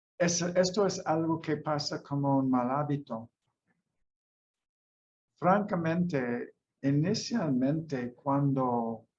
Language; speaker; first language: Spanish; non-native, fluent; English